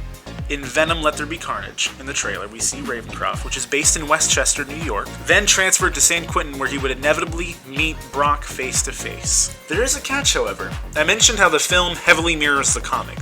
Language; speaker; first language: English; native; English